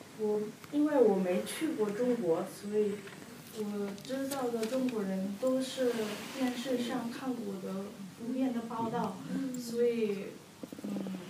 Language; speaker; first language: Chinese; non-native, learner; Japanese